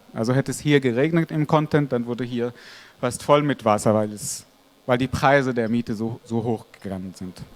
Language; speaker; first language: German; non-native, fluent; Arabic